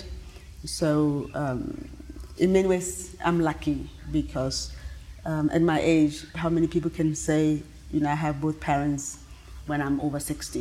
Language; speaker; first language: English; non-native, local second language; Tswana